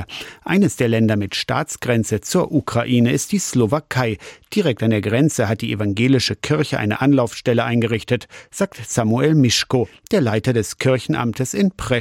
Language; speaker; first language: German; native; German